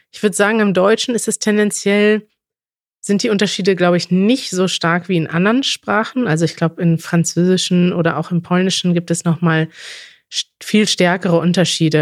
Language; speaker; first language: German; native; German